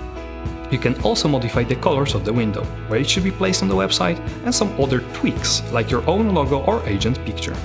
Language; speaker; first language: English; non-native, fluent; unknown